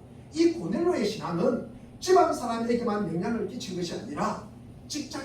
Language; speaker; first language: Korean; native; Korean